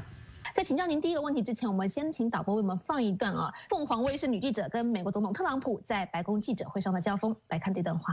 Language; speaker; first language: Chinese; native; Chinese